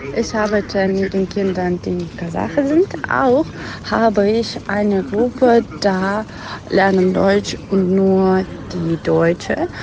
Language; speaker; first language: German; non-native, fluent; Russian